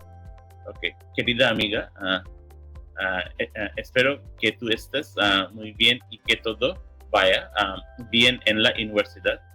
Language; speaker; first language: Spanish; non-native, learner; English